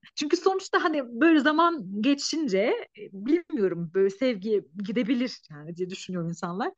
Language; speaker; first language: Turkish; non-native, fluent; Arabic